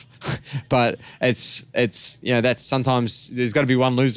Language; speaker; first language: English; native; English